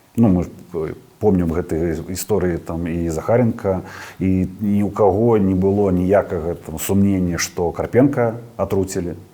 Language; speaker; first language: Belarusian; non-native, local second language; Russian